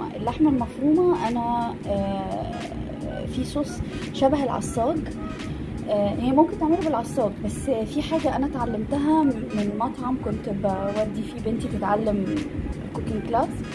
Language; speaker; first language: Arabic; native; Arabic